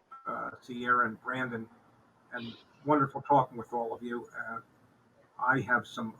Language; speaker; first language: English; native; English